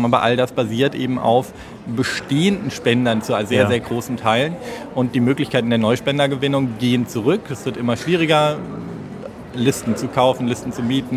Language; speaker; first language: German; native; German